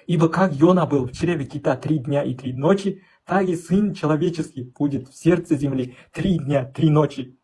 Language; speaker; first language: Russian; non-native, local second language; Kazakh